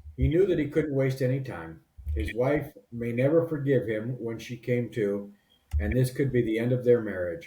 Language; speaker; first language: English; native; English